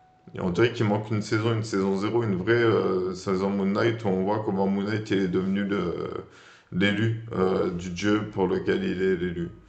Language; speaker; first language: French; native; French